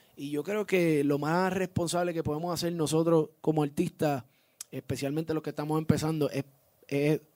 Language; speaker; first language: Spanish; native; Spanish